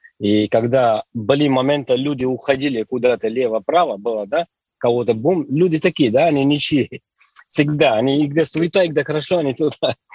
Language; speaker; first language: Russian; non-native, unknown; Hindi